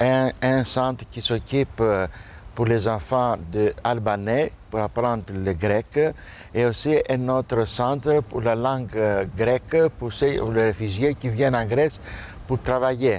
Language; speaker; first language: French; non-native, fluent; Greek